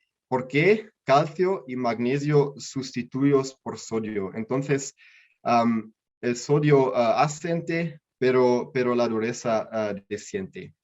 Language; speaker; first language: Spanish; non-native, learner; German